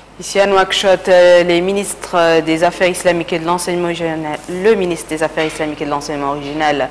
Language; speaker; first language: French; non-native, local second language; Arabic